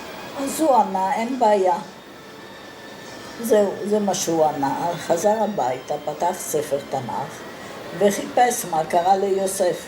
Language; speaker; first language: Hebrew; non-native, fluent; Italian